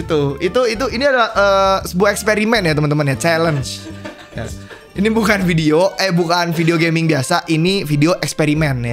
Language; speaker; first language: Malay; non-native, local second language; Sundanese